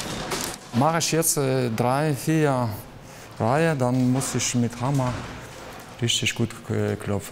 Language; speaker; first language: German; non-native, learner; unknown